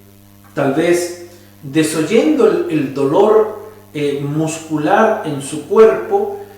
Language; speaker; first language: Spanish; native; Spanish